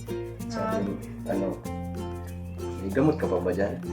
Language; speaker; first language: Filipino; native; Filipino